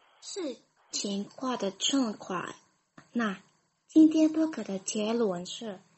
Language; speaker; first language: Chinese; non-native, learner; Indonesian